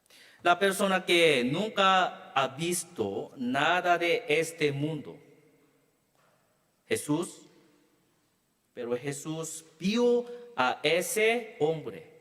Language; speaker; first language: Spanish; non-native, learner; Korean